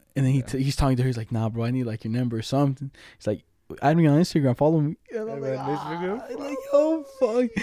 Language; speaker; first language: English; non-native, fluent; Spanish